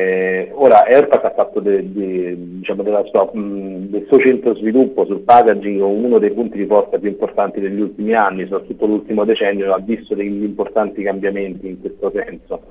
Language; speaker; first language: Italian; native; Italian